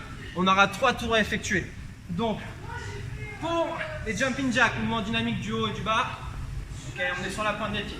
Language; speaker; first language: French; native; French